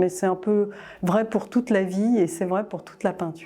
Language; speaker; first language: French; native; French